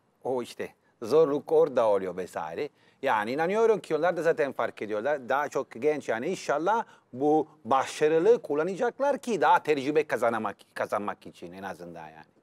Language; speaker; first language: Turkish; non-native, fluent; Italian